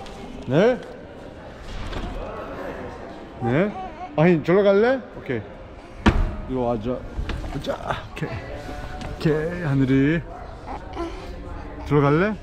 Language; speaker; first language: Korean; early bilingual, heritage; English